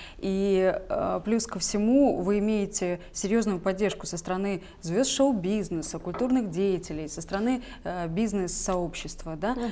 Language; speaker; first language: Russian; native; Russian